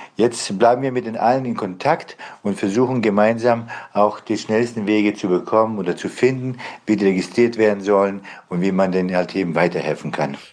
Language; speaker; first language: German; non-native, fluent; Bosnian